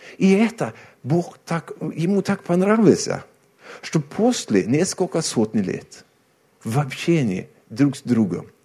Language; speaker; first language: Russian; non-native, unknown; Swedish